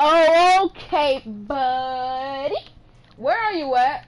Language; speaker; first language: English; native; English